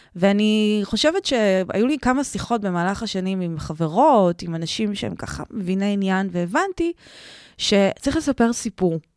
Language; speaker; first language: Hebrew; early bilingual, heritage; Hebrew